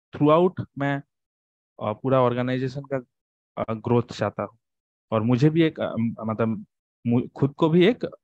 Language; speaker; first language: Hindi; non-native, local second language; Bangla